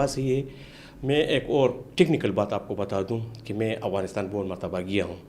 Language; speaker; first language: Urdu; non-native, local second language; Pashto